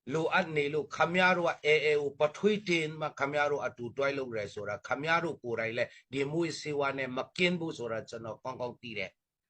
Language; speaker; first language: Burmese; non-native, local second language; Hakha Chin